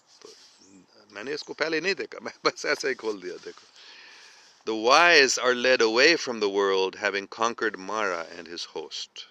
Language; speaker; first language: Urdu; non-native, fluent; English